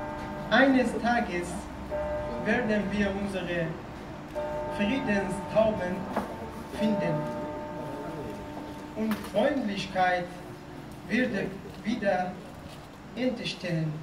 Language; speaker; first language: German; non-native, fluent; Persian